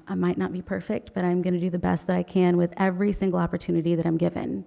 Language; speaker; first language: English; native; English